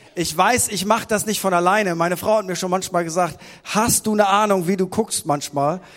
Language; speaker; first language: German; native; German